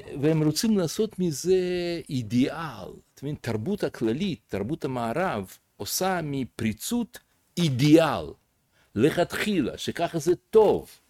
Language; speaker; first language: Hebrew; native; Hebrew